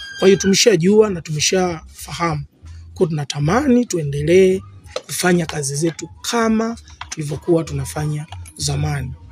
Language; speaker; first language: Swahili; native; Swahili